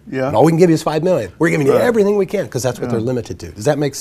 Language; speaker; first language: English; native; English